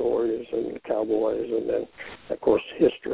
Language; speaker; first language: English; native; English